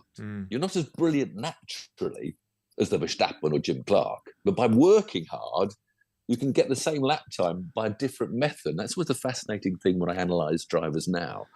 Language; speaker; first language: English; native; English